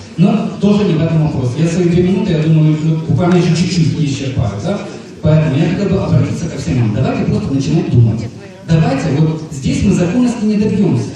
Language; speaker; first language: Russian; native; Russian